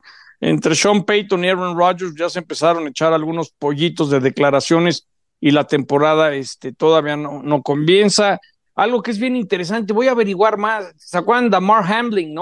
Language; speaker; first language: Spanish; native; Spanish